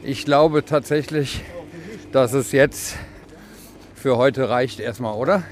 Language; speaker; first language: German; native; German